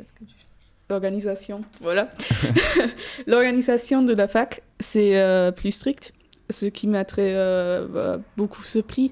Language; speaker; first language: French; non-native, fluent; German